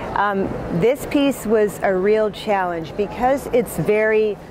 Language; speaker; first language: English; native; English